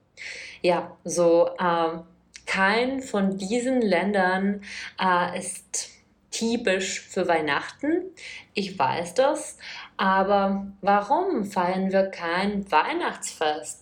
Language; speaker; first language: German; non-native, fluent; Czech